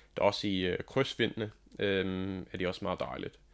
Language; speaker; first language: Danish; non-native, fluent; English